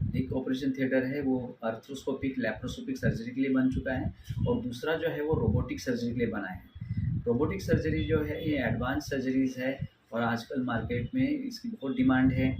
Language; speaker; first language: Hindi; non-native, local second language; Marathi